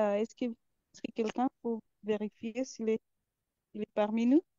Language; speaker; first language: French; non-native, fluent; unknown